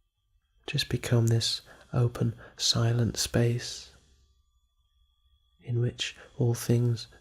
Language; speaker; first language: English; native; English